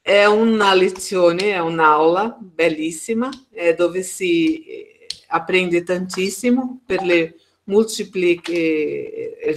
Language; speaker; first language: Italian; non-native, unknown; Portuguese